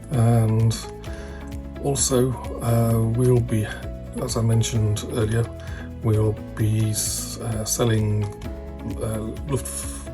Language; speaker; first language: English; native; English